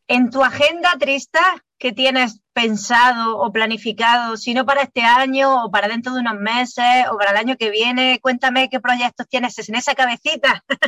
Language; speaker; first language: Spanish; native; Spanish